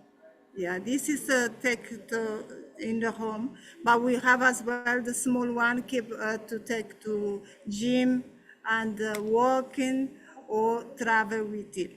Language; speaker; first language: English; non-native, learner; Portuguese